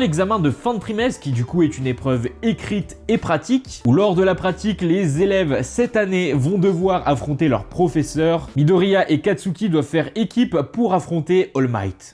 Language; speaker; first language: French; native; French